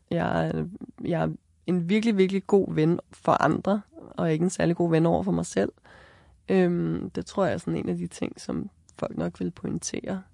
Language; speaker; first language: Danish; native; Danish